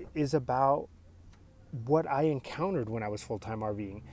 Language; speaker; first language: English; early bilingual, other home language; Spanish